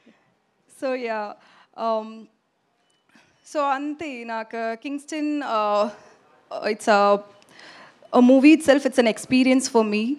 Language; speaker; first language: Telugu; non-native, learner; Tamil